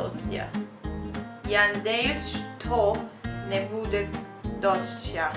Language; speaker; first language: Russian; non-native, learner; Italian